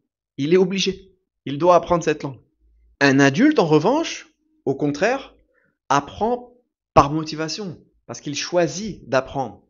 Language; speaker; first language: French; native; French